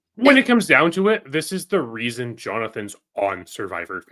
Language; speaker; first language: English; native; English